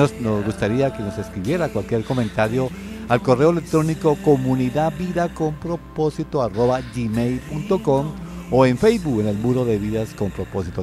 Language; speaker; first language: Spanish; native; Spanish